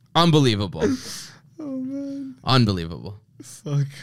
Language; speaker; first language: English; native; English